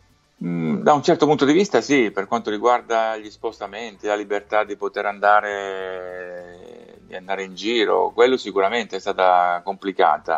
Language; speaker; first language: Italian; native; Italian